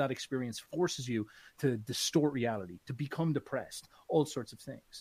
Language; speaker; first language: English; native; English